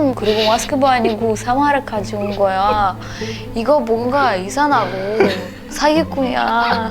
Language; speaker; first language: Korean; non-native, learner; Russian